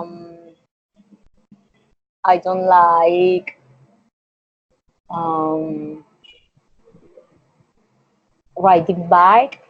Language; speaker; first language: English; non-native, learner; Spanish